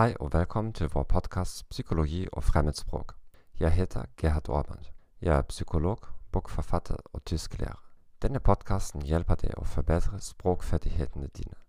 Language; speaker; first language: Norwegian; non-native, learner; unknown